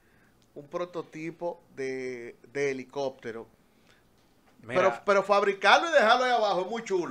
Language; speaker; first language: Spanish; native; Spanish